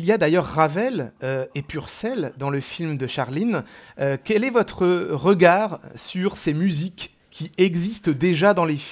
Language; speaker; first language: French; native; French